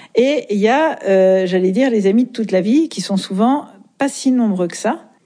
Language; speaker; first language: French; native; French